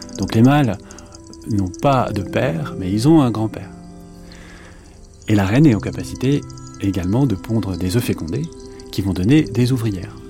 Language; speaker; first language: French; native; French